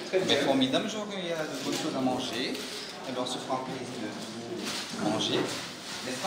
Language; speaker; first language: French; native; French